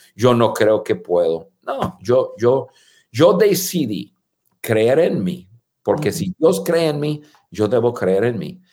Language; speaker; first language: Spanish; non-native, fluent; English